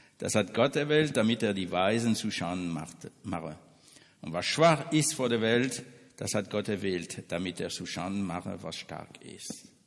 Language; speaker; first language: German; non-native, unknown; French